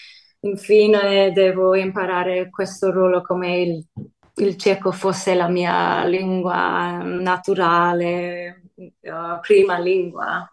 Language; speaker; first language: Italian; early bilingual, heritage; English